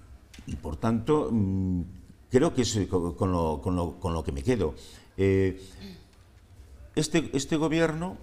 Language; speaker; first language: Spanish; native; Spanish